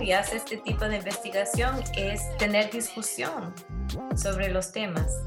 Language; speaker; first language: Spanish; early bilingual, heritage; Spanish